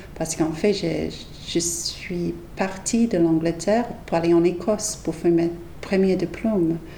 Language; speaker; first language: French; non-native, fluent; English